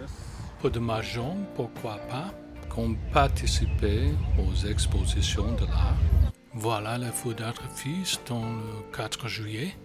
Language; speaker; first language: French; non-native, fluent; English